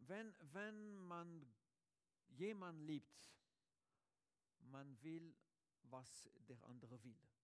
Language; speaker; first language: German; non-native, learner; French